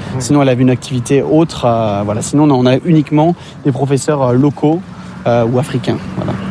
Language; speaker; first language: French; native; French